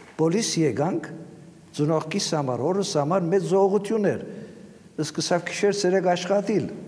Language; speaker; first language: Armenian; native; Armenian